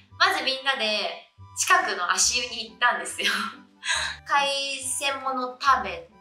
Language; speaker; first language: Japanese; early bilingual, other home language; Vietnamese